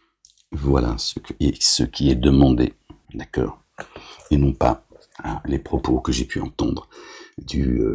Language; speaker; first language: French; native; French